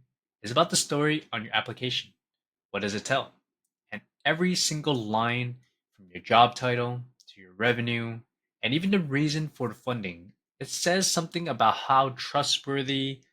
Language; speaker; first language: English; native; English